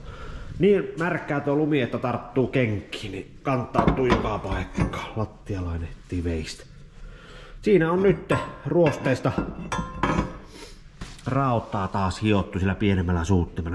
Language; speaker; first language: Finnish; native; Finnish